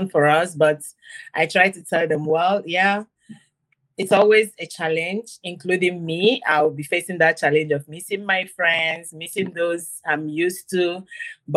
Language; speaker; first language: English; non-native, local second language; Igbo